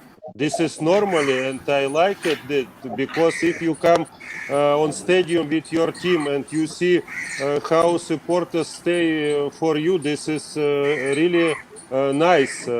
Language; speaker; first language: English; non-native, learner; Russian